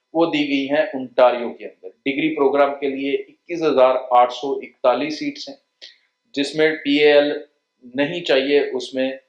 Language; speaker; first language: Hindi; non-native, local second language; Punjabi